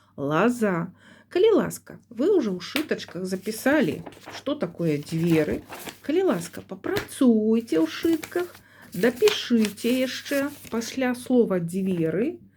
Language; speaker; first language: Belarusian; non-native, local second language; Russian